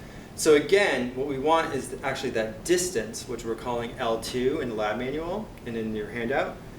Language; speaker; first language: English; native; English